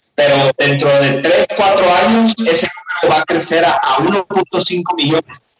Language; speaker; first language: Spanish; native; Spanish